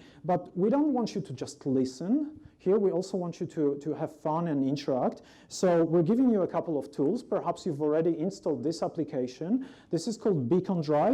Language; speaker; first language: English; non-native, fluent; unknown